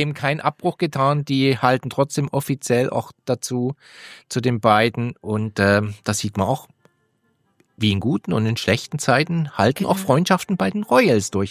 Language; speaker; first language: German; native; German